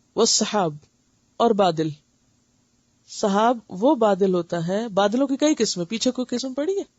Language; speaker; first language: Urdu; native; Urdu